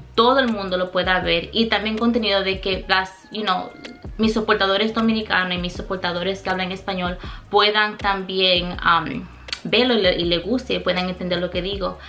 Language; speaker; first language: Spanish; early bilingual, heritage; Spanish